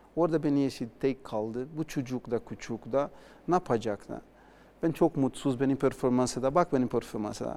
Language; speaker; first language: Turkish; non-native, learner; Portuguese